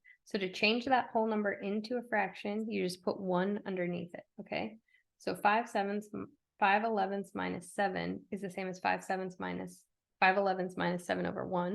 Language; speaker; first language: English; native; English